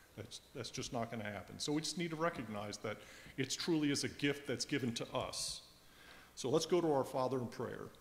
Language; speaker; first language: English; native; English